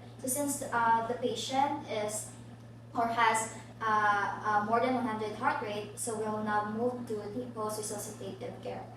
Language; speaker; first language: English; non-native, local second language; Filipino